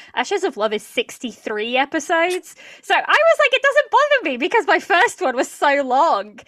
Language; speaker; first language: English; early bilingual, other home language; Portuguese